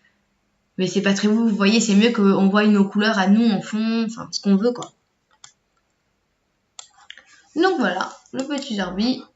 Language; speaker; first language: French; native; French